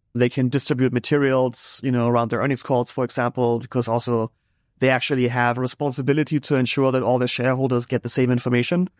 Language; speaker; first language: English; non-native, fluent; German